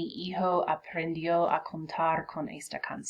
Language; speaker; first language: Spanish; non-native, fluent; English